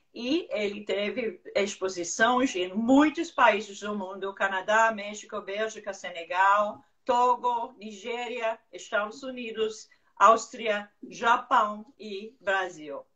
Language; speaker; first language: Portuguese; non-native, fluent; English